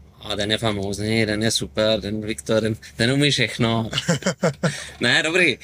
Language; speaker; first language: Czech; non-native, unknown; German